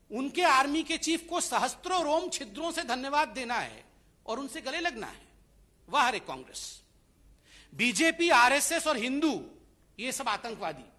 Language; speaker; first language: Hindi; non-native, local second language; Odia